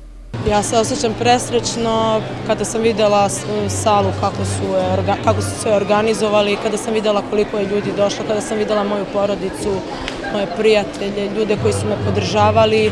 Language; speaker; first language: Serbian; native; Serbian